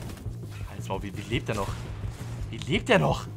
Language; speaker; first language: German; native; German